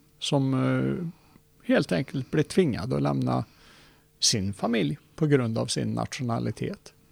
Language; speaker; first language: Swedish; native; Swedish